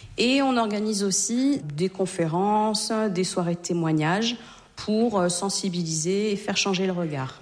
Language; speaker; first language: French; native; French